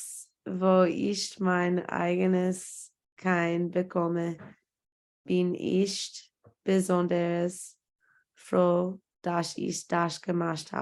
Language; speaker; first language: German; non-native, learner; English